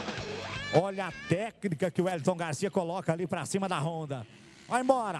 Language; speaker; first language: Portuguese; native; Portuguese